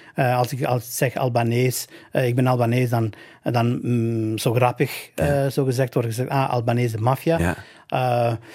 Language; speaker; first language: Dutch; non-native, fluent; Albanian